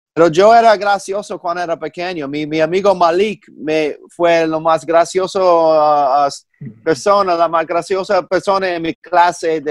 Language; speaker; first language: Spanish; non-native, fluent; English